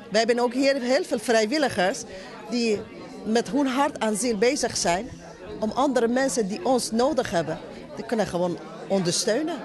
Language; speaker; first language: Dutch; non-native, fluent; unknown